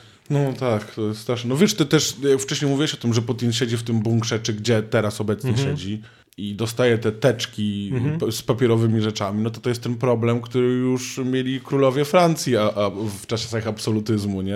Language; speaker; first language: Polish; native; Polish